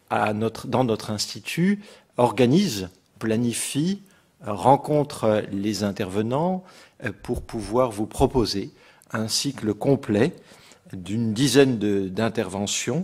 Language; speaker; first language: French; native; French